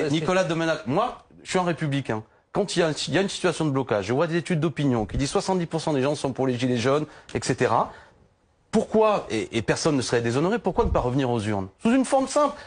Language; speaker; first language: French; native; French